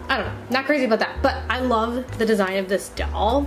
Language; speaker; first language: English; native; English